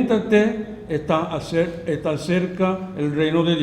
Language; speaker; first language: Spanish; non-native, fluent; Korean